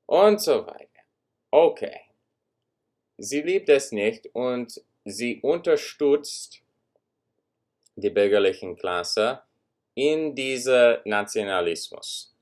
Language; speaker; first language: German; non-native, learner; English